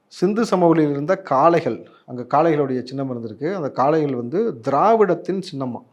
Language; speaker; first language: Tamil; native; Tamil